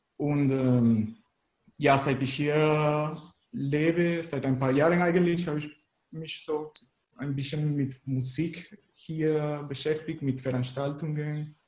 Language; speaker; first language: German; non-native, fluent; Spanish